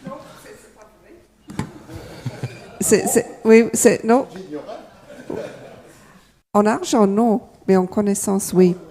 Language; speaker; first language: French; non-native, fluent; English